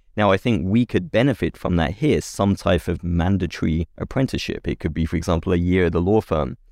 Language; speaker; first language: English; native; English